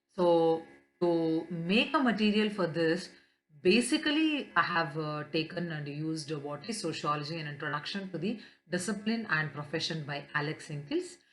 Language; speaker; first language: English; non-native, local second language; Kannada